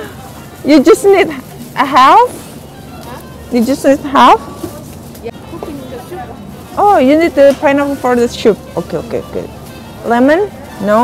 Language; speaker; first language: English; non-native, learner; Indonesian